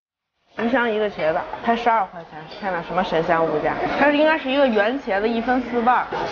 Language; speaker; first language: Chinese; native; Chinese